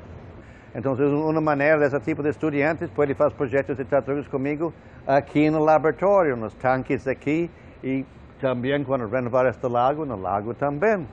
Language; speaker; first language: Portuguese; non-native, fluent; English